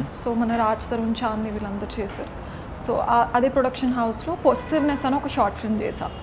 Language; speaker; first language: Telugu; non-native, local second language; Marathi